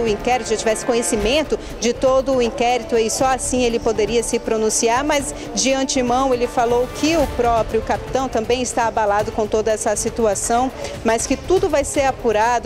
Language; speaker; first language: Portuguese; native; Portuguese